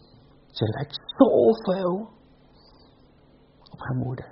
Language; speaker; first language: Dutch; non-native, fluent; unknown